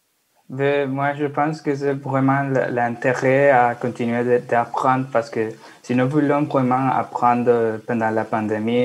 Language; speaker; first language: French; non-native, fluent; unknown